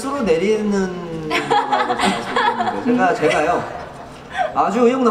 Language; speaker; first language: Korean; native; Korean